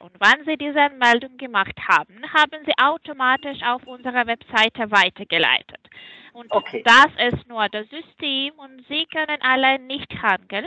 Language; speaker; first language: German; non-native, fluent; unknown